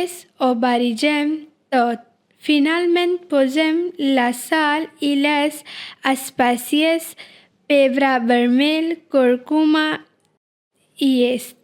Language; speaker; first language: Catalan; non-native, learner; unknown